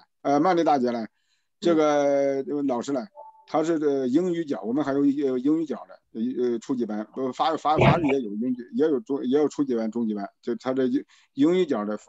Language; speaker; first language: Chinese; native; Chinese